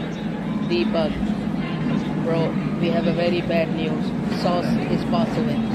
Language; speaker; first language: English; non-native, learner; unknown